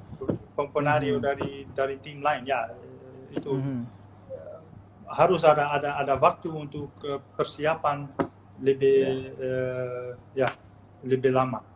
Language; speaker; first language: Indonesian; non-native, fluent; Dutch